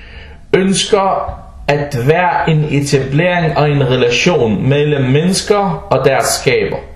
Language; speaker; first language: Danish; non-native, fluent; Arabic